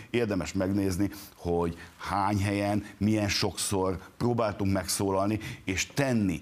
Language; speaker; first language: Hungarian; native; Hungarian